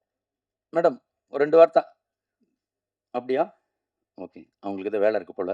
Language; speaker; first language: Tamil; native; Tamil